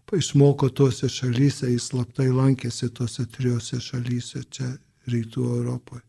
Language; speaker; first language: Lithuanian; early bilingual, heritage; Lithuanian